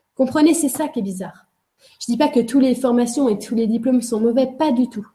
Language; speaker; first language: French; native; French